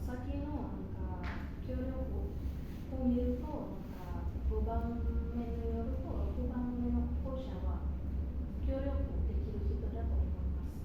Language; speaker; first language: Japanese; non-native, learner; Indonesian